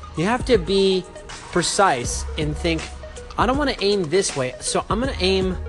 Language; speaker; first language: English; early bilingual, other home language; Spanish